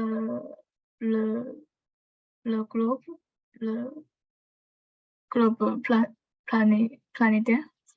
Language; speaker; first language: French; non-native, learner; Chinese